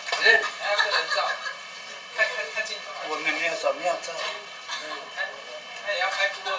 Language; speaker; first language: Chinese; native; Chinese